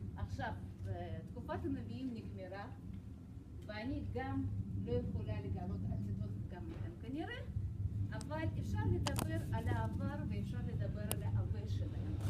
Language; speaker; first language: Hebrew; non-native, fluent; Russian